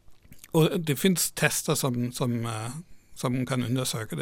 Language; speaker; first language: Norwegian; non-native, fluent; German